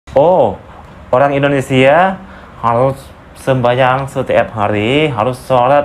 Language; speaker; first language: Indonesian; non-native, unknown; Lao